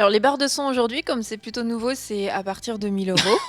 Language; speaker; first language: French; native; French